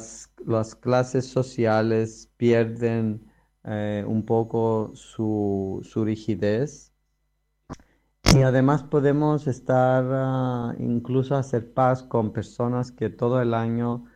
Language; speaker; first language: Spanish; non-native, fluent; Greek